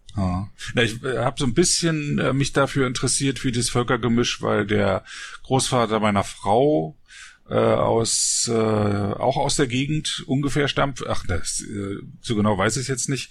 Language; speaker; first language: German; native; German